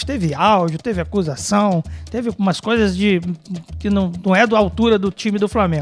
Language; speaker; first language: Portuguese; native; Portuguese